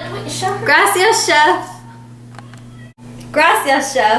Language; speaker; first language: Spanish; non-native, learner; English